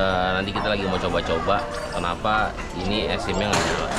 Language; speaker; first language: Indonesian; native; Indonesian